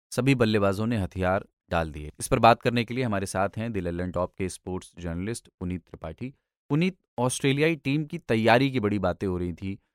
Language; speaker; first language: Hindi; native; Hindi